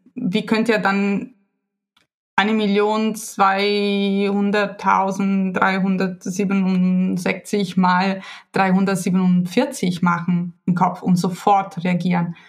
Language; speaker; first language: German; non-native, fluent; Italian